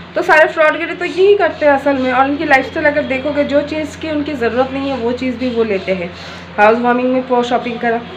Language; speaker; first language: Hindi; non-native, local second language; Bangla